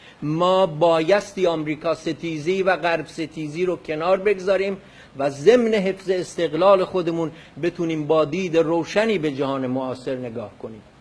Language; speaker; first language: Persian; non-native, local second language; Kurdish